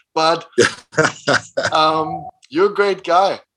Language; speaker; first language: English; non-native, fluent; German